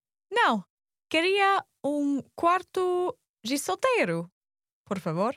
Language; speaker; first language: Portuguese; non-native, learner; English